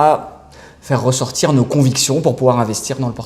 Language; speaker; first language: French; native; French